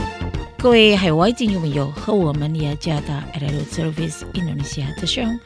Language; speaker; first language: Chinese; non-native, fluent; Indonesian